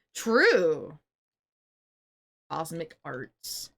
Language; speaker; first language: English; native; English